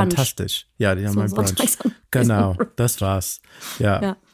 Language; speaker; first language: German; non-native, fluent; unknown